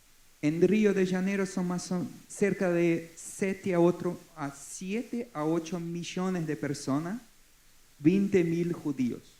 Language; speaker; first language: Spanish; non-native, fluent; Portuguese